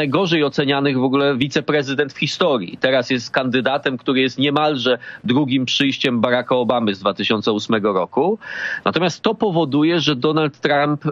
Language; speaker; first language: Polish; native; Polish